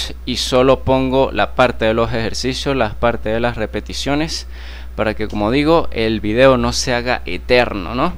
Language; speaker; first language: Spanish; native; Spanish